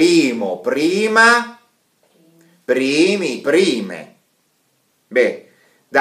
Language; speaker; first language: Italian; non-native, fluent; Russian